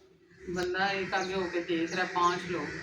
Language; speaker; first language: Hindi; non-native, local second language; Punjabi